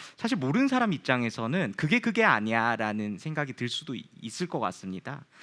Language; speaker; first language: Korean; native; Korean